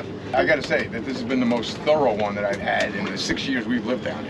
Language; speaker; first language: English; native; English